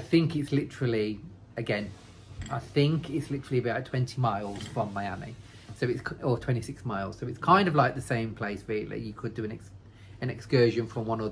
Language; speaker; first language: English; native; English